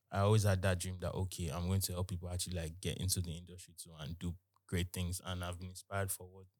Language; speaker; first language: English; non-native, local second language; Yoruba